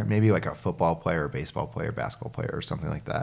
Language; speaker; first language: English; native; English